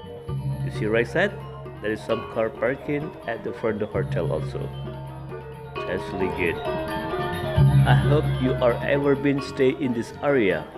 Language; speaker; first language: English; non-native, learner; Indonesian